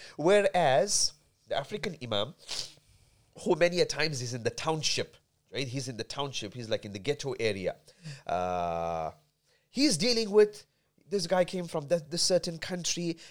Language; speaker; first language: English; native; English